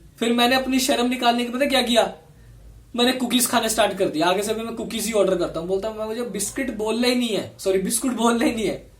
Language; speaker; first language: Hindi; non-native, local second language; Punjabi